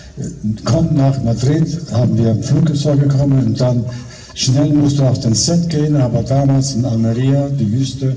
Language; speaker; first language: German; non-native, fluent; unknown